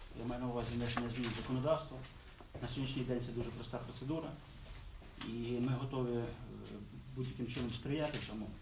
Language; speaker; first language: Ukrainian; native; Ukrainian